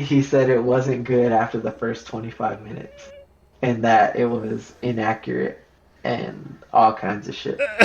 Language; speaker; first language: English; native; English